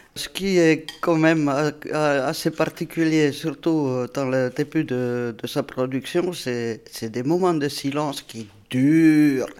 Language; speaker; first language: French; non-native, fluent; Finnish